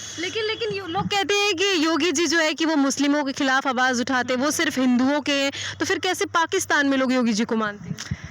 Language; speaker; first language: Hindi; native; Hindi